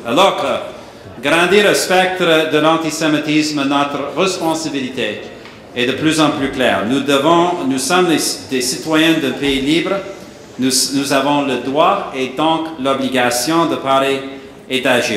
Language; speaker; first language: French; non-native, fluent; English